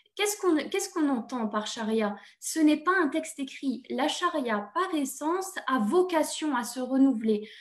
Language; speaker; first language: French; native; French